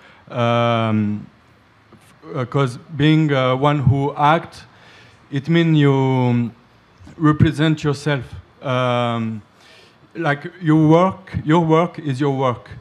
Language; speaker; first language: English; non-native, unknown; French